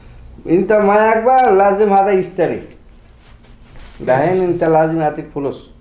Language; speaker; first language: Arabic; non-native, learner; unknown